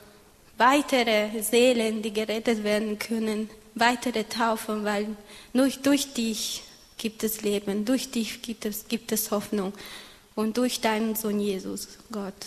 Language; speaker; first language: German; non-native, fluent; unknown